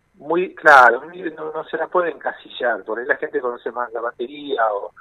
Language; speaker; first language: Spanish; native; Spanish